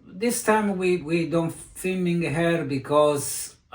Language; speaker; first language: English; non-native, learner; Italian